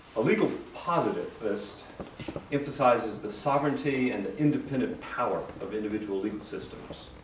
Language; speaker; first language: English; native; English